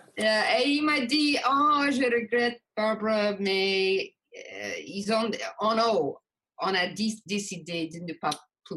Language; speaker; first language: French; non-native, local second language; English